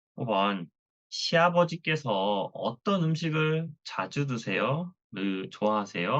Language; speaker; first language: Korean; non-native, fluent; Thai